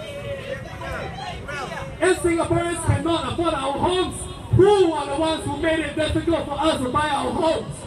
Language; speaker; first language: English; native; English